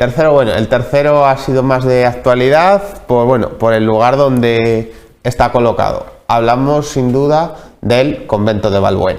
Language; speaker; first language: Spanish; native; Spanish